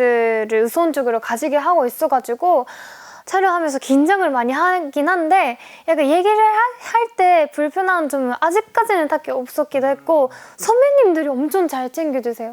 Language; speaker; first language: Korean; non-native, fluent; Japanese